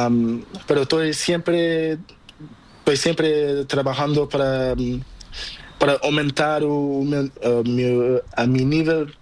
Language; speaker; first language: Spanish; non-native, learner; Portuguese